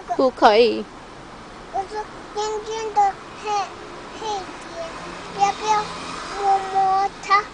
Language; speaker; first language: Chinese; early bilingual, heritage; Chinese